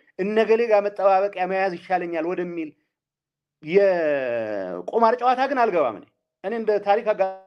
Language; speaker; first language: Amharic; non-native, local second language; Tigrinya